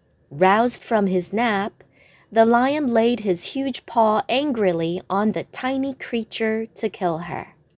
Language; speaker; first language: English; non-native, fluent; Chinese